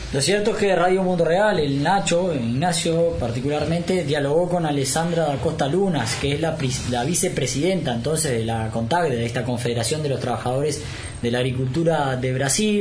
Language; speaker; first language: Spanish; native; Spanish